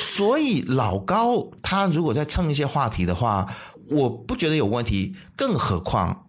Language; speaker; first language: Chinese; native; Chinese